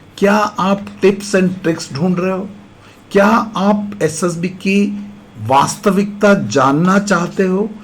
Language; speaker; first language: Hindi; non-native, local second language; Malayalam